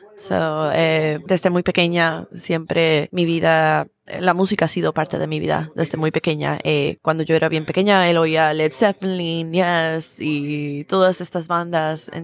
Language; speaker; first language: Spanish; native; Spanish